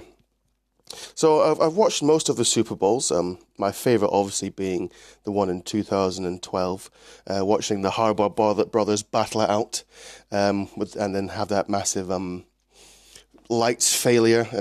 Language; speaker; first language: English; native; English